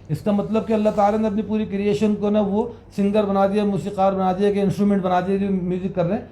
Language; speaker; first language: Urdu; native; Urdu